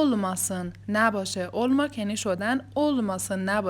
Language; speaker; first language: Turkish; non-native, fluent; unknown